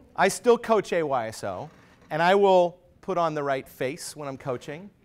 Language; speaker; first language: English; native; English